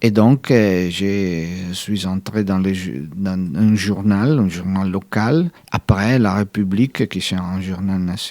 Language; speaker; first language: French; non-native, fluent; Italian